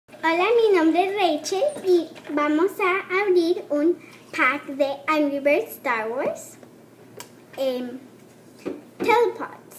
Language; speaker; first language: Spanish; early bilingual, heritage; Spanish